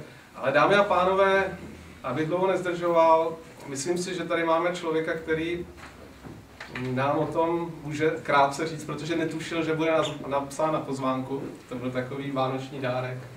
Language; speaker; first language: Czech; native; Czech